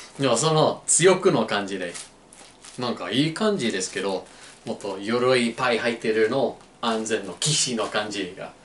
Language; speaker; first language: Japanese; non-native, learner; English